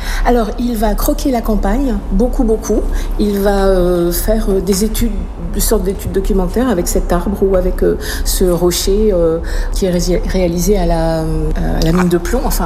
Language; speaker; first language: French; native; French